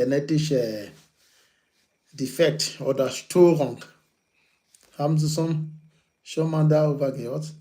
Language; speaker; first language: German; non-native, learner; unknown